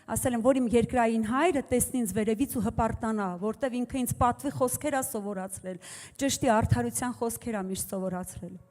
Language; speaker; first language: Armenian; native; Armenian